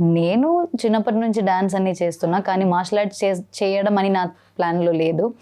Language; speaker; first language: Telugu; non-native, learner; Malayalam